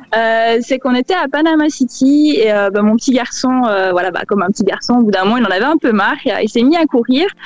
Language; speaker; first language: French; native; French